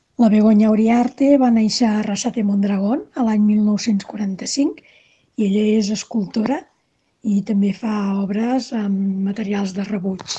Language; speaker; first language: Catalan; native; Catalan